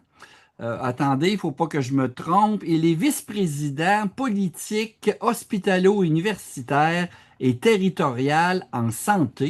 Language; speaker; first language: French; native; French